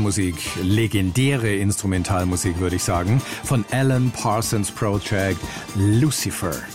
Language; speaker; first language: German; native; German